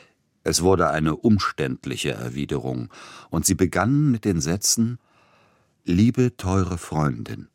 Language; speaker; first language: German; native; German